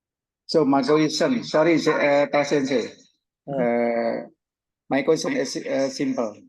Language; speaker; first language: English; non-native, learner; Indonesian